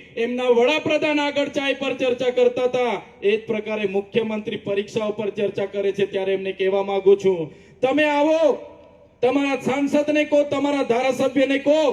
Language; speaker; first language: Gujarati; non-native, local second language; Vasavi